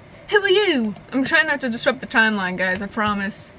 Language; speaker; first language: English; native; English